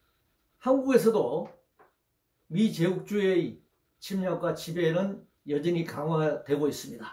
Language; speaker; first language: Korean; native; Korean